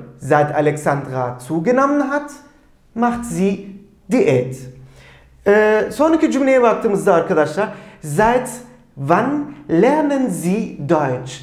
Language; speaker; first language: German; non-native, fluent; Turkish